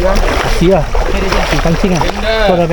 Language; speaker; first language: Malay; non-native, local second language; Chinese